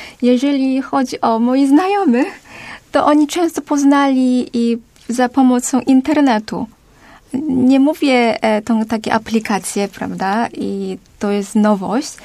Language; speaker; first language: Polish; non-native, fluent; Korean